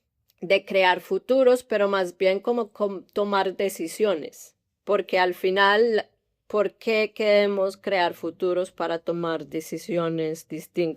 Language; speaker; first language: Spanish; early bilingual, heritage; English